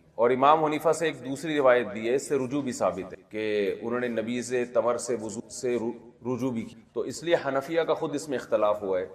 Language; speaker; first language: Urdu; native; Urdu